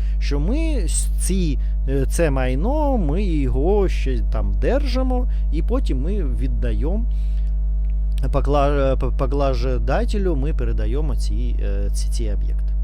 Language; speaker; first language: Ukrainian; non-native, learner; Russian